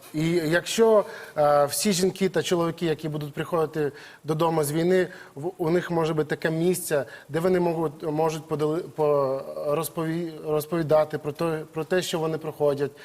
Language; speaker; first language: Ukrainian; native; Ukrainian